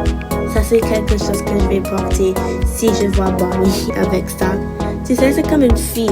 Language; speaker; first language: French; non-native, learner; English